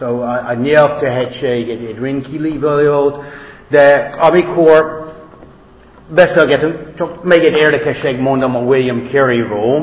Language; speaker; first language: Hungarian; non-native, fluent; English